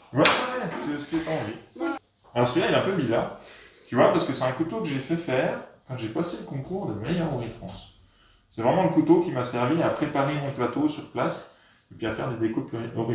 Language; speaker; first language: French; native; French